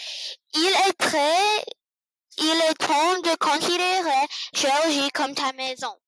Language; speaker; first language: French; non-native, learner; English